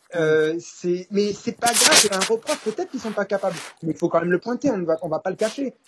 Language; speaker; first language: French; native; French